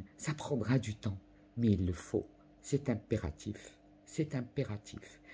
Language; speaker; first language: French; non-native, local second language; Arabic